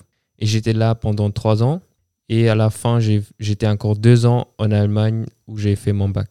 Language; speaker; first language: French; non-native, fluent; German